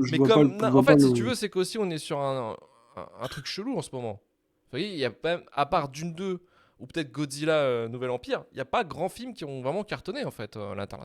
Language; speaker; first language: French; native; French